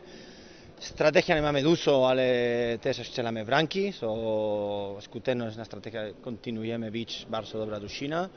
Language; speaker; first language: Polish; non-native, learner; Spanish